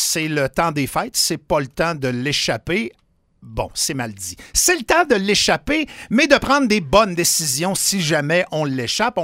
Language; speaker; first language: French; native; French